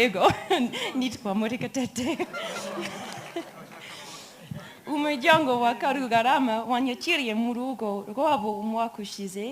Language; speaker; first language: Kinyarwanda; non-native, learner; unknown